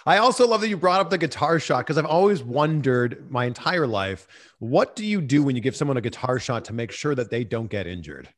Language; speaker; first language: English; native; English